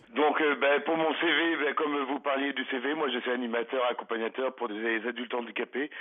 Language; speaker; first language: French; native; French